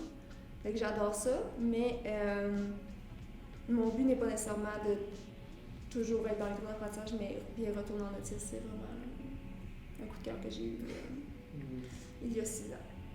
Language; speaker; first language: French; native; French